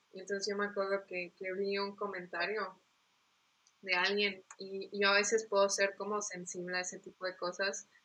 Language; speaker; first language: Spanish; native; Spanish